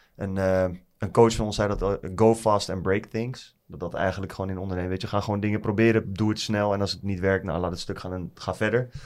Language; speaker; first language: Dutch; native; Dutch